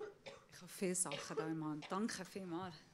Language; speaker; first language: German; non-native, fluent; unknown